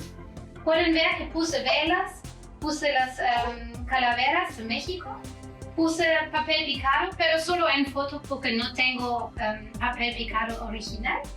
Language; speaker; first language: Spanish; non-native, fluent; German